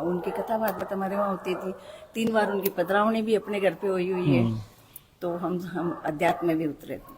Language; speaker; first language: Hindi; native; Hindi